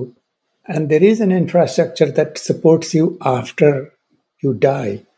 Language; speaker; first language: English; non-native, local second language; Hindi